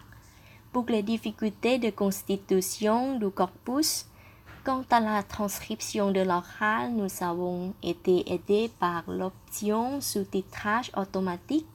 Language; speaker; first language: French; non-native, fluent; Thai